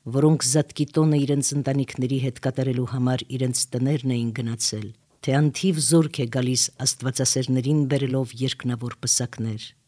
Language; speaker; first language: Armenian; native; Armenian